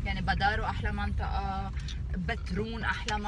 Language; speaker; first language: Arabic; native; Arabic